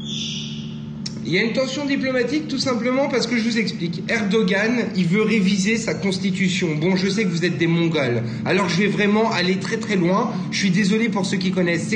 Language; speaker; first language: French; native; French